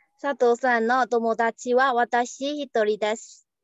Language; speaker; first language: Japanese; non-native, learner; Burmese